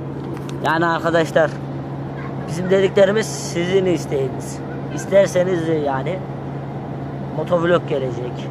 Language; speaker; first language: Turkish; native; Turkish